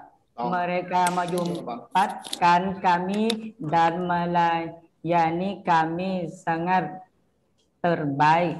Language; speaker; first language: Indonesian; non-native, learner; Thai